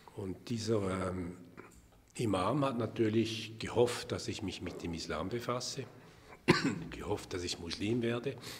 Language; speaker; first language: German; native; German